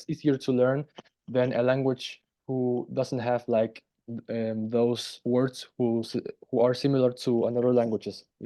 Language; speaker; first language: English; non-native, fluent; Spanish